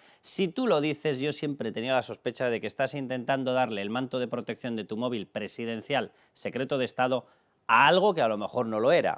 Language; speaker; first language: Spanish; native; Spanish